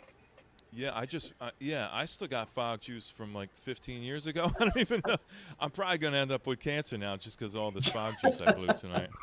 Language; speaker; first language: English; native; English